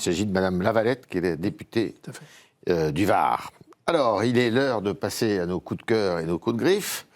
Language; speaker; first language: French; native; French